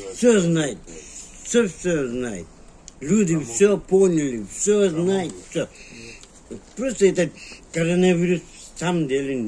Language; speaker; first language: Russian; non-native, local second language; Kyrgyz